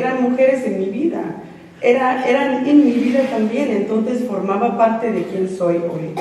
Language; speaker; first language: Spanish; non-native, fluent; English